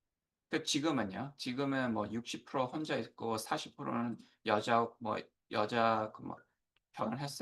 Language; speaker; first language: Korean; non-native, learner; English